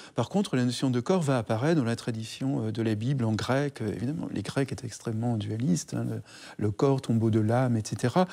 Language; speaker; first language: French; native; French